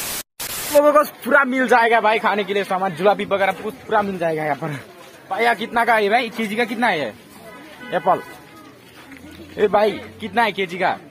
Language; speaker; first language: Hindi; non-native, local second language; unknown